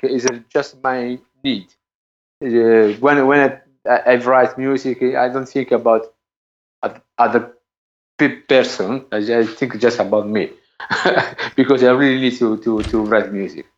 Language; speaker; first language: English; non-native, learner; Italian